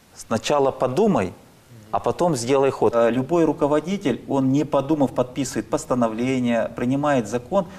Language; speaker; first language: Russian; native; Russian